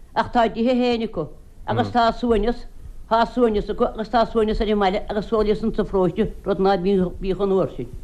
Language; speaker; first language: Irish; native; Irish